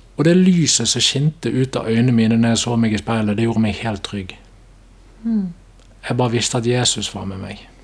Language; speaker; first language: Norwegian; native; Norwegian